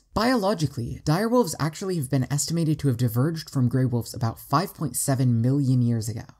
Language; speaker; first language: English; native; English